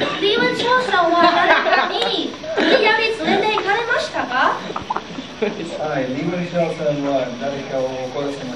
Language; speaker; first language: Japanese; non-native, learner; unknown